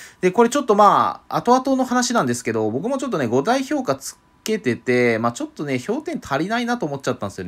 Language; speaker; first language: Japanese; native; Japanese